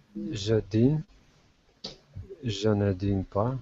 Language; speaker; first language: French; non-native, learner; Russian